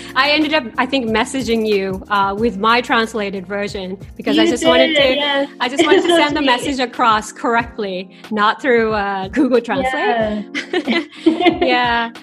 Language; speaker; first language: English; non-native, fluent; Japanese